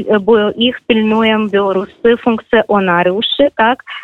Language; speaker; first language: Polish; non-native, fluent; Russian